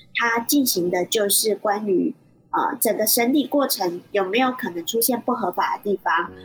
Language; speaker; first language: Chinese; native; Chinese